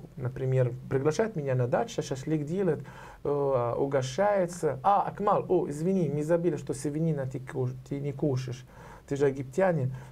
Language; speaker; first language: Russian; non-native, fluent; Arabic